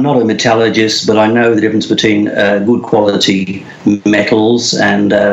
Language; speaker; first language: English; native; English